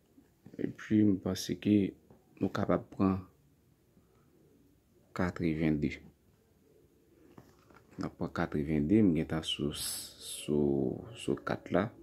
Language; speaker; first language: French; non-native, learner; Haitian Creole